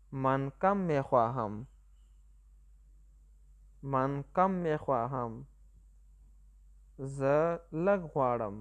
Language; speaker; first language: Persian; non-native, local second language; Pashto